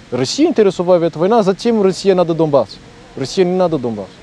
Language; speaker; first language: Russian; non-native, learner; Portuguese